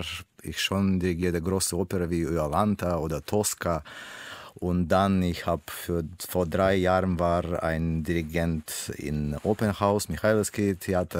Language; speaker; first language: German; non-native, learner; Russian